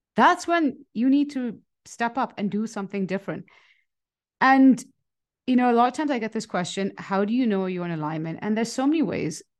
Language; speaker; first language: English; non-native, local second language; Hindi